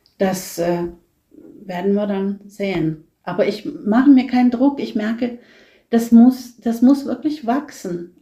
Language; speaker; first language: German; non-native, fluent; Norwegian